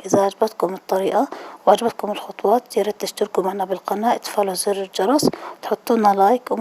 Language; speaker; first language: Arabic; native; Arabic